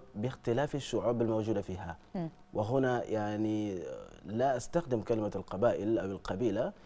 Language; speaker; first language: Arabic; non-native, fluent; Wolof